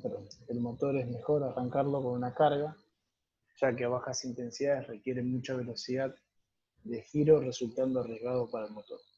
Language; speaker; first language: Spanish; native; Spanish